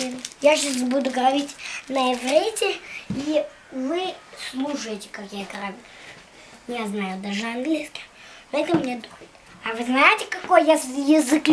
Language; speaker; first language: Russian; early bilingual, heritage; Russian